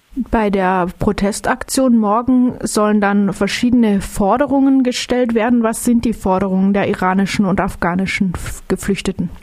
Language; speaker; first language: German; non-native, learner; Persian